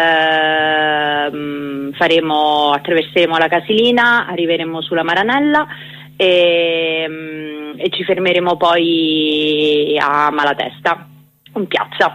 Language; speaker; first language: Italian; native; Italian